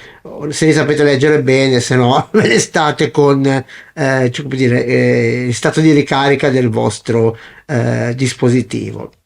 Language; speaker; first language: Italian; native; Italian